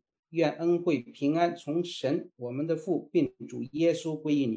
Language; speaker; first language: Chinese; native; Chinese